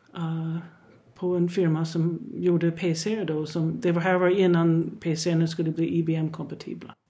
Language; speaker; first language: Swedish; non-native, fluent; English